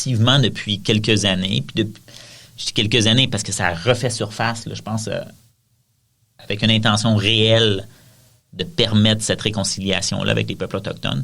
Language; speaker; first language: French; native; French